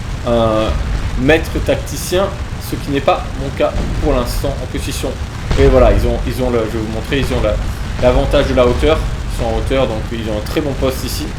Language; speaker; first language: French; native; French